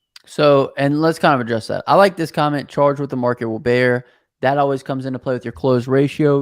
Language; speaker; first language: English; native; English